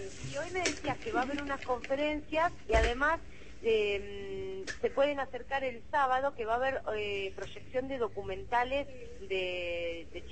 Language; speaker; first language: Spanish; native; Spanish